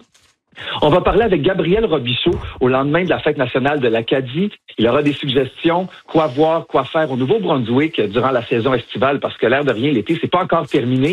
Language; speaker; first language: French; native; French